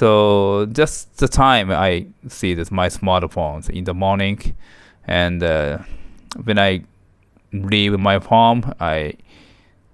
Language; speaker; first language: English; non-native, learner; Japanese